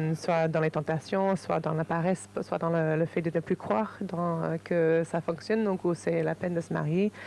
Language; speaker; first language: French; non-native, fluent; English